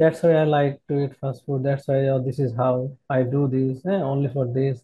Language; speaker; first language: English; non-native, fluent; Bangla